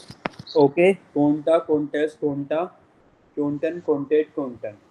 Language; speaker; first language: English; non-native, local second language; Hindi